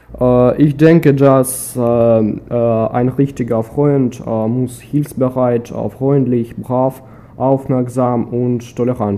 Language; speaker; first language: German; non-native, learner; Russian